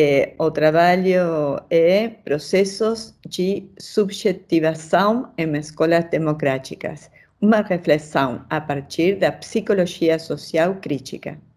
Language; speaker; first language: Portuguese; non-native, fluent; Spanish